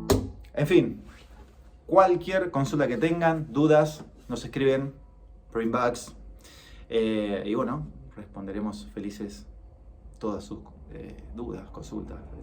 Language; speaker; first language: Spanish; native; Spanish